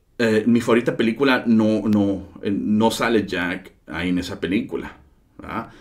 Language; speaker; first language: Spanish; early bilingual, heritage; Spanish